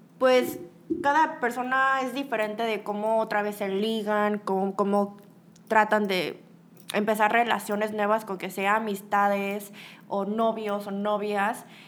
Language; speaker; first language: Spanish; early bilingual, other home language; Korean